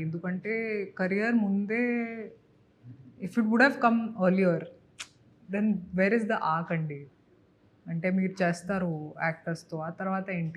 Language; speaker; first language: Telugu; non-native, local second language; Hindi